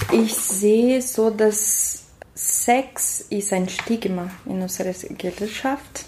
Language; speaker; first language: German; non-native, fluent; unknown